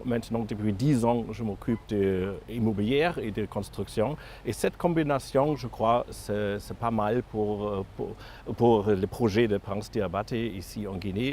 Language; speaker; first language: French; non-native, fluent; German